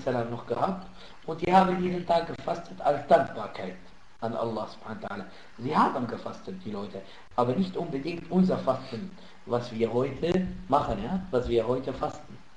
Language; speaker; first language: German; non-native, fluent; Arabic